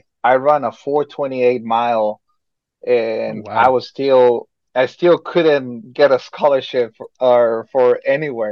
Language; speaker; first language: English; non-native, fluent; Spanish